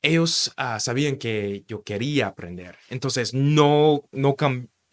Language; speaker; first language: Spanish; non-native, fluent; English